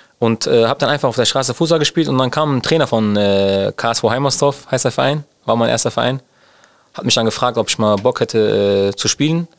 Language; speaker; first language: German; early bilingual, other home language; Turkish